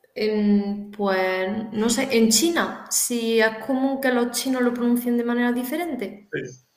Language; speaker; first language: Spanish; native; Spanish